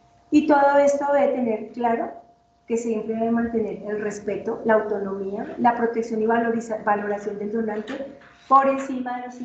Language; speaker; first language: Spanish; native; Spanish